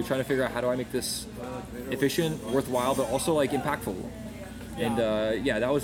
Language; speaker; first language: English; native; English